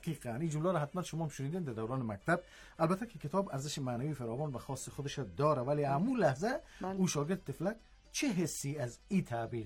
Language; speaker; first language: Persian; native; Persian